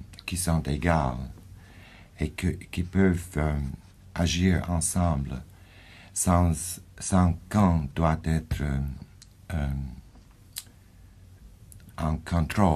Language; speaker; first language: French; non-native, fluent; English